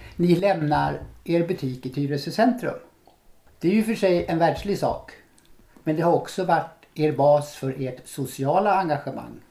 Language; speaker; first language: Swedish; native; Swedish